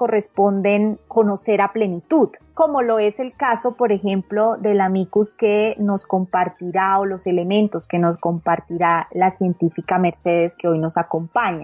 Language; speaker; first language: Spanish; native; Spanish